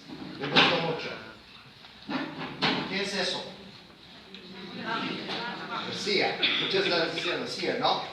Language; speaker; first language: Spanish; non-native, fluent; English